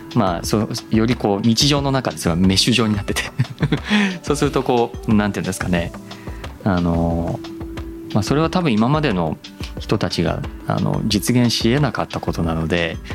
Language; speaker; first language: Japanese; native; Japanese